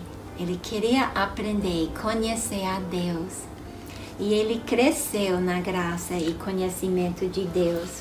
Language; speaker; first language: Portuguese; non-native, fluent; English